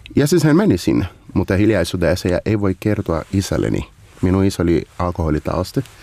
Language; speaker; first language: Finnish; non-native, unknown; Portuguese